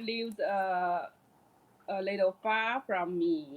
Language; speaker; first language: English; non-native, learner; Chinese